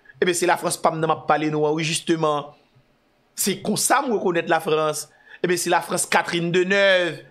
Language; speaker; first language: French; non-native, local second language; Haitian Creole